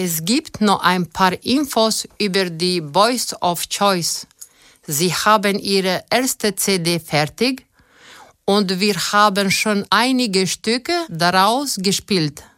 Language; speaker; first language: German; native; German